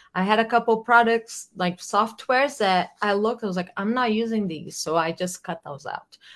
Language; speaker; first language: English; non-native, fluent; Portuguese